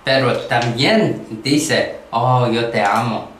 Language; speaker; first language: Spanish; non-native, learner; Korean